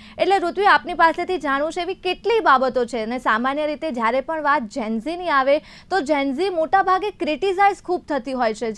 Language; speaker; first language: Gujarati; native; Gujarati